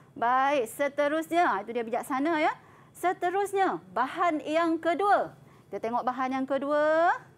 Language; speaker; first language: Malay; native; Malay